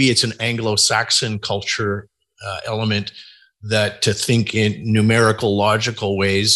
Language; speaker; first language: English; native; English